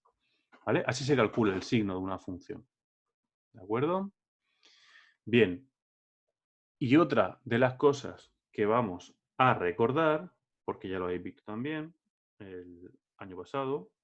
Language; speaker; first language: Spanish; native; Spanish